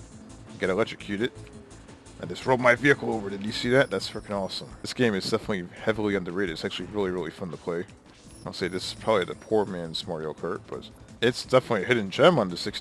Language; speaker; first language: English; native; English